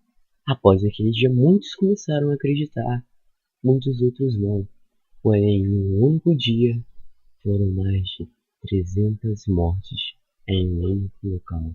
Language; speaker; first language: Portuguese; native; Portuguese